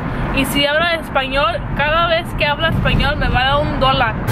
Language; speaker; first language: Spanish; early bilingual, other home language; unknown